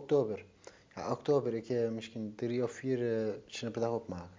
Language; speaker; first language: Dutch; non-native, learner; Turkish